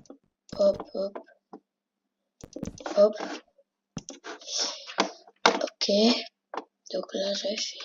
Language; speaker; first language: French; native; French